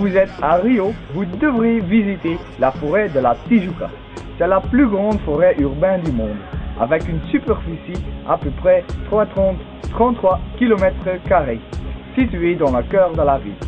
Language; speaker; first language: French; non-native, learner; Dutch